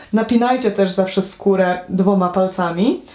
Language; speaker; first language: Polish; native; Polish